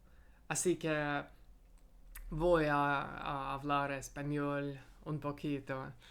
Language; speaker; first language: Spanish; non-native, learner; Russian